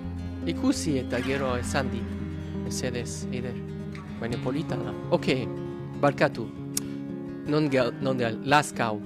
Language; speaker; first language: Basque; non-native, learner; English